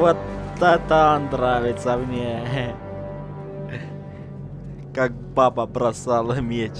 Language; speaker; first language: Russian; non-native, local second language; Romanian